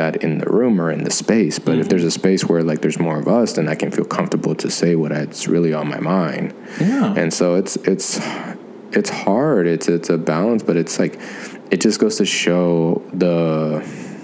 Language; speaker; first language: English; native; English